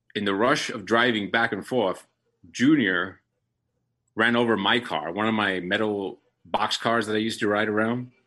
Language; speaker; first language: English; early bilingual, other home language; Spanish